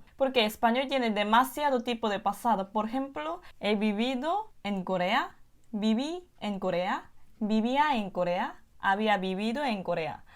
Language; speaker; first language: Spanish; non-native, fluent; Korean